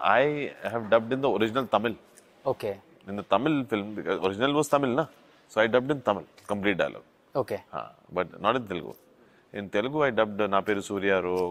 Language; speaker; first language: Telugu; non-native, learner; Hindi